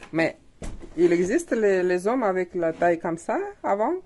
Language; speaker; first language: French; non-native, learner; Russian